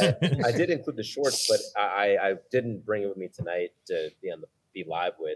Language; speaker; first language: English; native; English